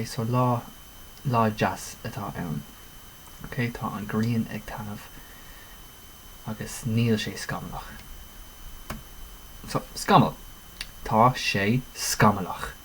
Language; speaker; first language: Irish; non-native, local second language; English